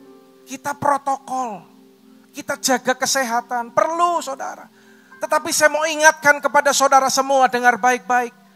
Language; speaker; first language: Indonesian; native; Indonesian